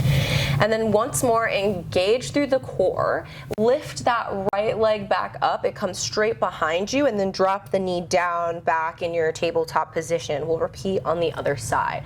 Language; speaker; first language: English; native; English